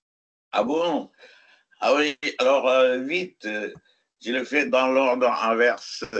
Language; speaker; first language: French; non-native, fluent; Arabic